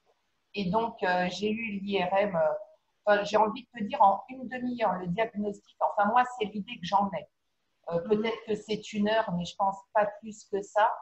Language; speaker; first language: French; native; French